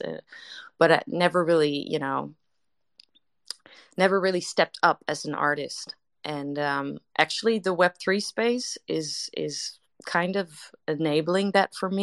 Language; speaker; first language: English; non-native, fluent; Dutch